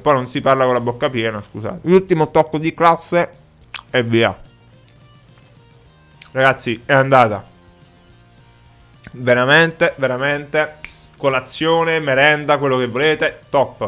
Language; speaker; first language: Italian; native; Italian